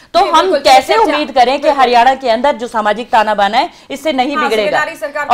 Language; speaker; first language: Hindi; native; Hindi